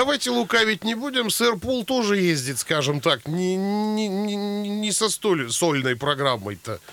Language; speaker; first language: Russian; native; Russian